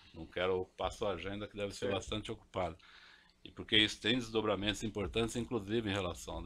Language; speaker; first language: Portuguese; native; Portuguese